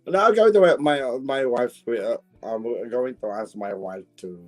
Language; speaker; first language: English; non-native, local second language; Filipino